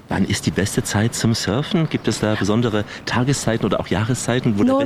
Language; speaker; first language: German; native; German